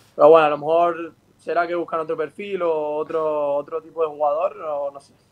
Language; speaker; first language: Spanish; native; Spanish